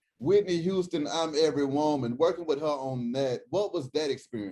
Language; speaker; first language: English; native; English